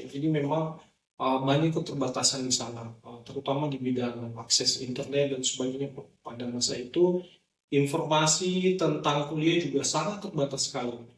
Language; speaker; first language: Indonesian; non-native, local second language; Nias